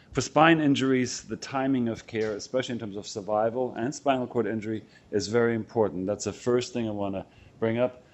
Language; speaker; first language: English; non-native, fluent; German